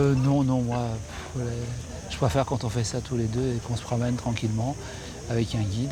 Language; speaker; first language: French; native; French